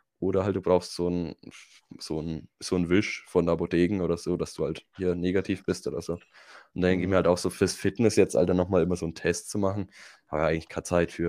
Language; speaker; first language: German; native; German